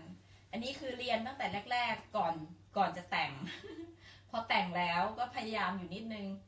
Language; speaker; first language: Swedish; non-native, learner; Thai